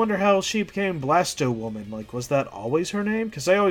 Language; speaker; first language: English; native; English